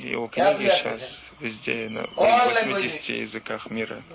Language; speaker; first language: Russian; non-native, learner; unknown